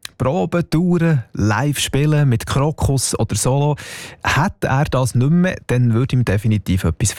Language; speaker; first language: German; native; German